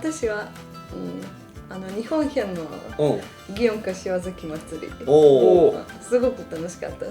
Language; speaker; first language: Japanese; non-native, fluent; Serbian